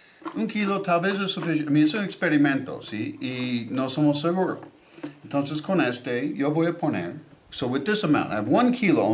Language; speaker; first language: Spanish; non-native, learner; English